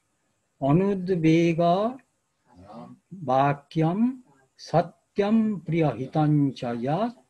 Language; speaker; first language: Japanese; non-native, learner; Bangla